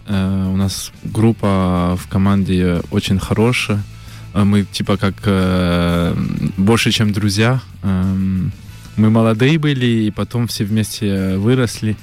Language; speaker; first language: Russian; early bilingual, heritage; French